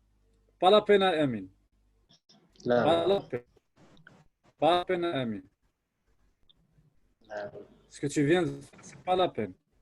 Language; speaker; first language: French; non-native, local second language; Arabic